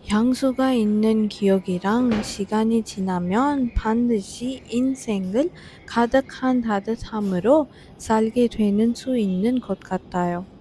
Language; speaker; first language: Korean; non-native, fluent; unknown